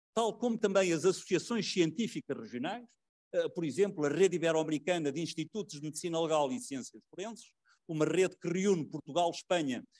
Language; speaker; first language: Portuguese; native; Portuguese